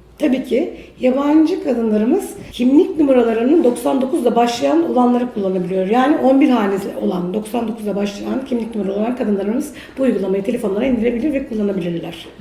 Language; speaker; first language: Turkish; native; Turkish